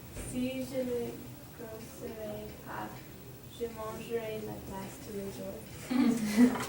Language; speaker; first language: French; non-native, learner; English